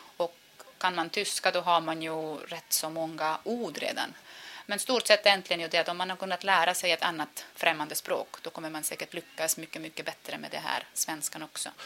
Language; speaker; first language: Swedish; non-native, fluent; Estonian